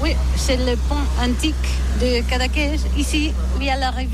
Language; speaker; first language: French; non-native, learner; Catalan